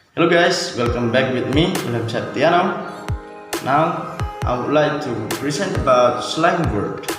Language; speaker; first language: English; non-native, learner; Indonesian